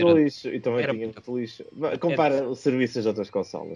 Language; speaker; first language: Portuguese; native; Portuguese